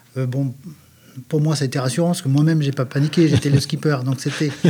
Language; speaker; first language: French; native; French